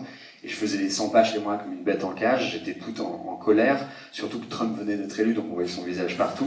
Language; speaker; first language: French; native; French